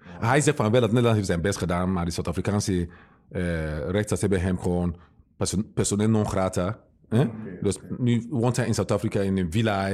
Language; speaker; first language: Dutch; non-native, fluent; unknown